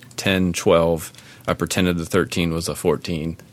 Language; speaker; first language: English; native; English